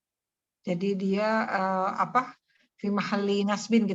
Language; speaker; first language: Indonesian; native; Indonesian